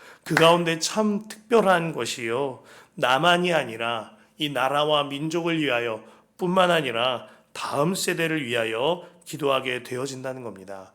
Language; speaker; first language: Korean; native; Korean